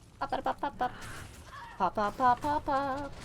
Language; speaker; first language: English; native; English